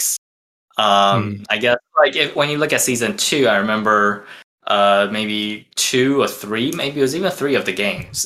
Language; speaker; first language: English; non-native, fluent; Chinese